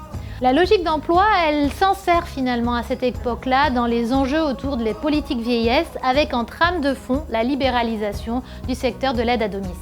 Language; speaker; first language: French; native; French